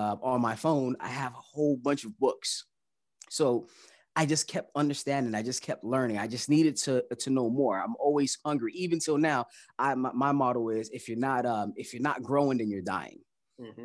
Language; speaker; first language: English; early bilingual, other home language; Haitian Creole